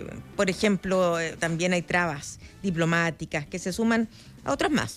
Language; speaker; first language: Spanish; native; Spanish